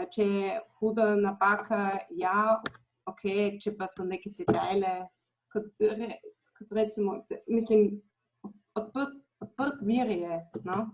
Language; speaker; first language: Slovenian; non-native, fluent; German